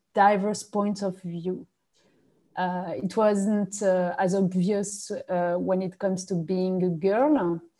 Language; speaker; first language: English; non-native, fluent; French